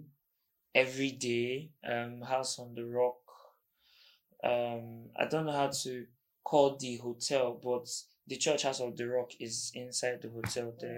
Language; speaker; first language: English; non-native, local second language; Igbo